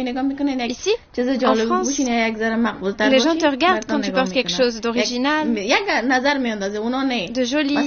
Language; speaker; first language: French; non-native, fluent; Persian